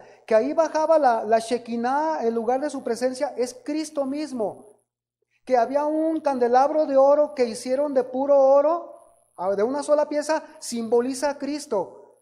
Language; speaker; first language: Spanish; native; Spanish